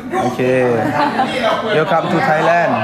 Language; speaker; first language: English; non-native, learner; Thai